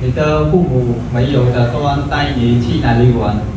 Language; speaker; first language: Chinese; non-native, learner; Khmer